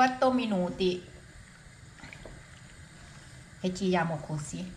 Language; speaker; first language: Italian; non-native, learner; Thai